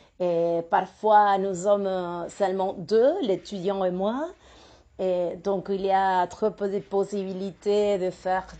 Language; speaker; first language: French; non-native, fluent; Spanish